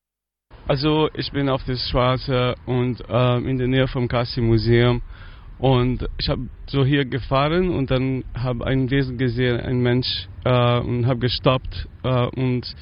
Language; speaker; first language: German; non-native, learner; English